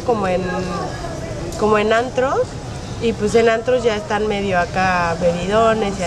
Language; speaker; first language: Spanish; native; Spanish